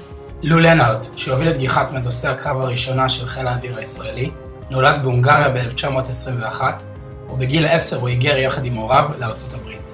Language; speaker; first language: Hebrew; native; Hebrew